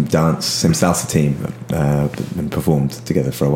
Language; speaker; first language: English; native; English